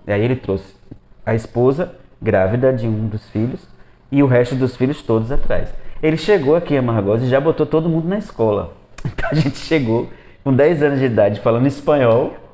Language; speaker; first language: Portuguese; early bilingual, other home language; Spanish